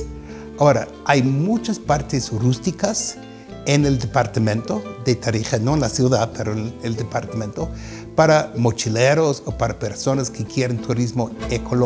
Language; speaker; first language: Spanish; non-native, fluent; English